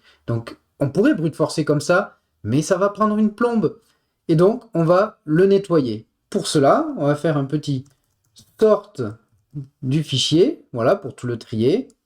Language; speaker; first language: French; native; French